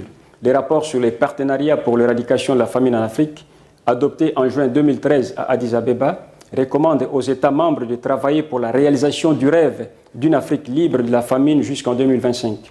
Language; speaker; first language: French; non-native, fluent; Portuguese